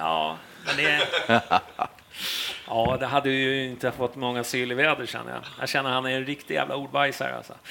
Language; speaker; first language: Swedish; native; Swedish